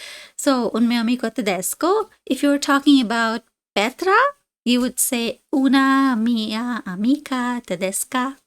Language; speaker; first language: Italian; non-native, fluent; English